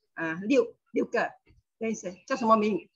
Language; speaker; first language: Chinese; non-native, local second language; Min Nan Chinese